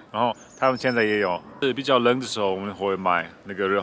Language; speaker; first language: Chinese; non-native, learner; German